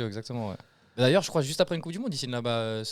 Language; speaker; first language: French; native; French